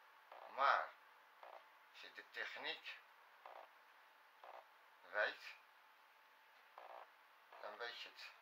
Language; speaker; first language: Dutch; non-native, fluent; Arabic